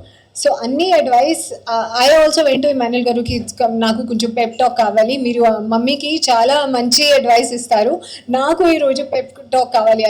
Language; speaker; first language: Telugu; non-native, learner; Hindi